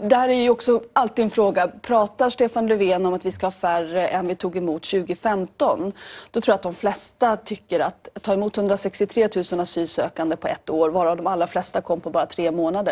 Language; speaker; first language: Swedish; native; Swedish